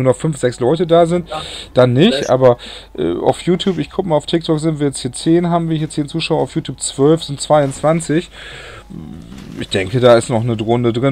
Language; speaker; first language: German; native; German